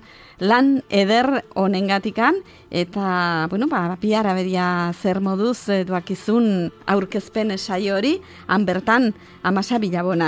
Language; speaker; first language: Basque; native; Basque